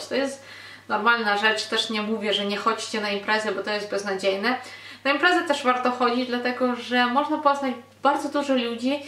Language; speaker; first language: Polish; non-native, fluent; Ukrainian